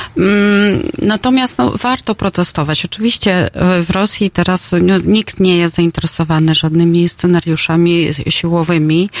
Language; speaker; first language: Polish; non-native, fluent; Russian